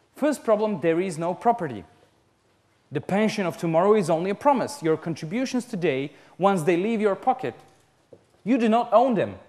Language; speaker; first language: English; non-native, fluent; Serbian